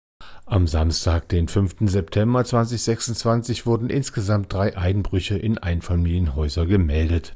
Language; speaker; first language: German; native; German